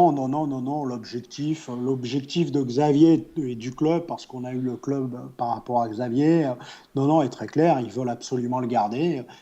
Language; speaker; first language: French; native; French